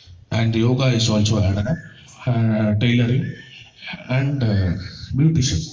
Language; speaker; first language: English; non-native, local second language; Tamil